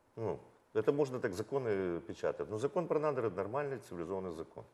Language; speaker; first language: Russian; non-native, local second language; Ukrainian